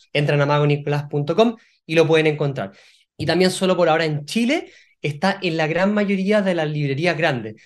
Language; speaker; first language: Spanish; native; Spanish